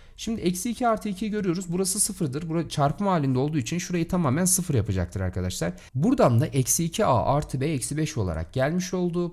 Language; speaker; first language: Turkish; native; Turkish